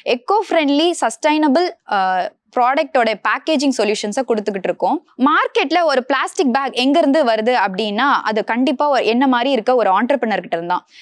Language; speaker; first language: Tamil; native; Tamil